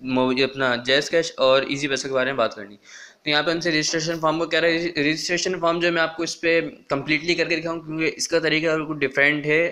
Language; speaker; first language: Urdu; non-native, local second language; Punjabi